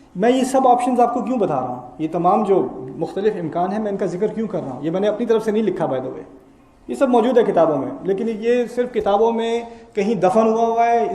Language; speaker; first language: Urdu; early bilingual, heritage; Urdu